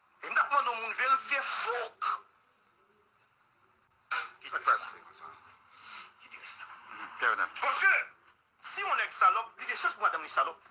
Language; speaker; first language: Haitian Creole; native; Haitian Creole